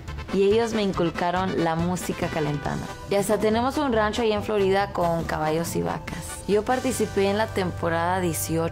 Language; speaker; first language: Spanish; early bilingual, heritage; Spanish